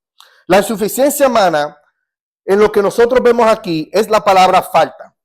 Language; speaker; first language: Spanish; native; Spanish